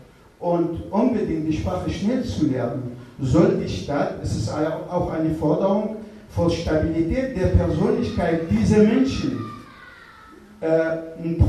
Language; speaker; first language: German; non-native, fluent; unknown